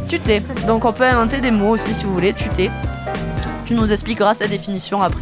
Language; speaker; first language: French; native; French